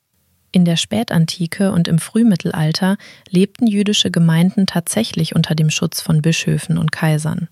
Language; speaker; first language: German; native; German